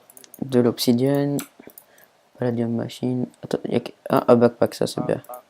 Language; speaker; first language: French; native; French